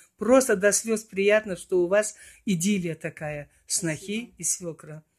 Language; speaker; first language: Russian; non-native, local second language; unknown